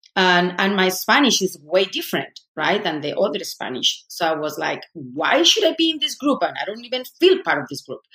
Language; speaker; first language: English; non-native, fluent; Spanish